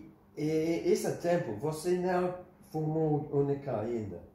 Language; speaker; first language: Portuguese; non-native, learner; English